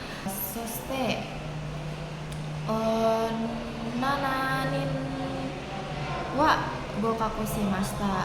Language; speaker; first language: Japanese; non-native, learner; Indonesian